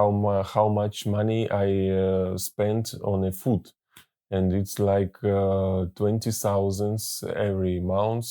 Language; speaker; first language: English; non-native, learner; Russian